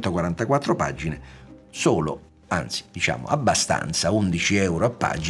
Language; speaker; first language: Italian; native; Italian